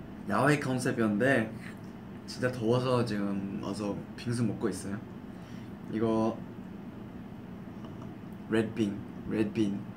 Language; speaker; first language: Korean; non-native, fluent; English